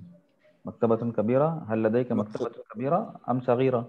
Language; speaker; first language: Arabic; non-native, fluent; Urdu